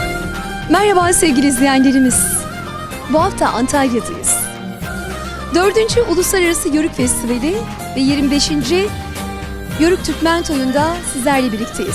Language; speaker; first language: Turkish; native; Turkish